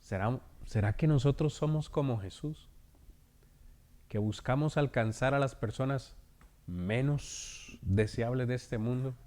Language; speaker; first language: Spanish; native; Spanish